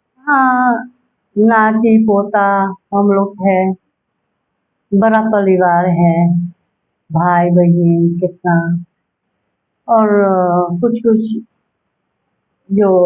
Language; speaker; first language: Hindi; early bilingual, heritage; Hindi